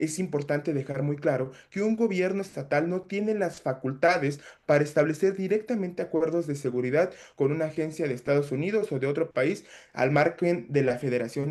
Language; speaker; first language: Spanish; native; Spanish